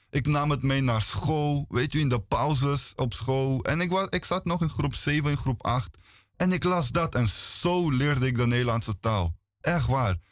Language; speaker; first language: Dutch; early bilingual, other home language; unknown